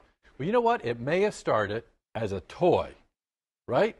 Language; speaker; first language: English; native; English